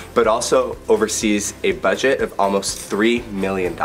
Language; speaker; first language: English; native; English